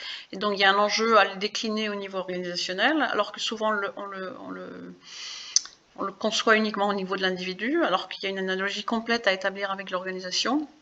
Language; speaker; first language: French; native; French